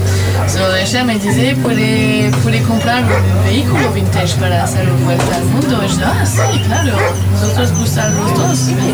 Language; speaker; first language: Spanish; non-native, learner; French